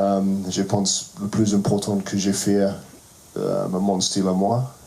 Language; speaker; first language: French; non-native, fluent; English